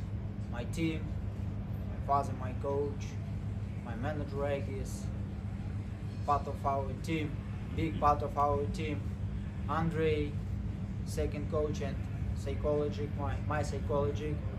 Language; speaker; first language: English; non-native, learner; Ukrainian